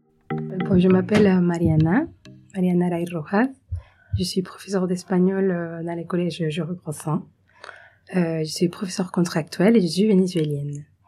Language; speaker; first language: French; non-native, fluent; Spanish